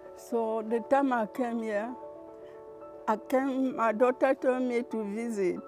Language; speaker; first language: English; non-native, learner; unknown